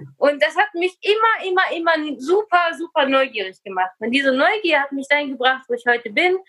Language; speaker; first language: German; early bilingual, other home language; Russian